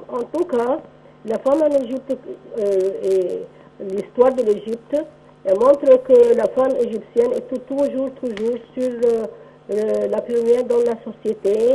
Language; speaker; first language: French; non-native, local second language; Arabic